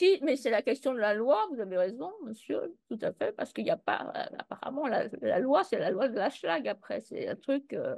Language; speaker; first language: French; native; French